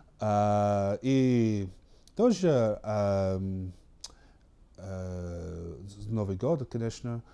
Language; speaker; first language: Russian; non-native, learner; English